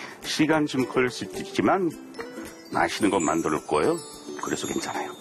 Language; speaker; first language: Korean; non-native, learner; English